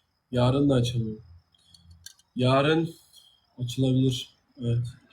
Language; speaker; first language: Turkish; native; Turkish